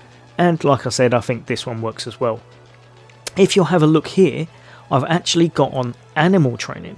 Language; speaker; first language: English; native; English